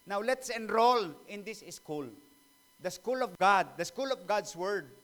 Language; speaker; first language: English; non-native, local second language; Filipino